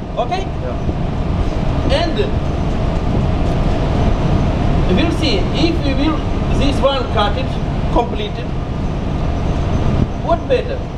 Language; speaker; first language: English; non-native, learner; Russian